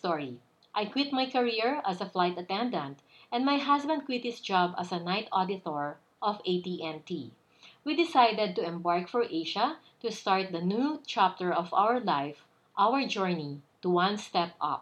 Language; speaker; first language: English; non-native, local second language; Filipino